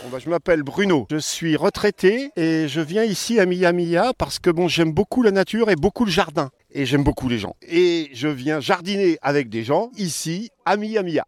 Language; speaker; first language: French; native; French